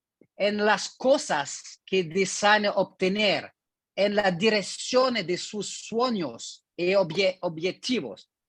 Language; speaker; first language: Spanish; non-native, learner; French